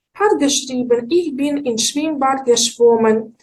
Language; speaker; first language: German; non-native, learner; Ukrainian